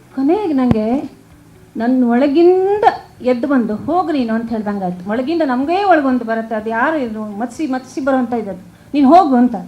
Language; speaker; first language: Kannada; native; Kannada